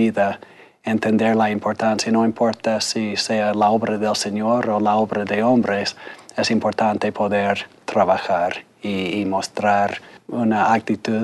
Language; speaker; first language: Spanish; non-native, fluent; English